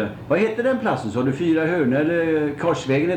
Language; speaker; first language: Swedish; native; Swedish